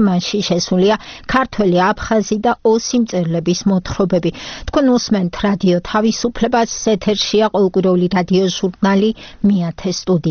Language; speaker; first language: Georgian; native; Georgian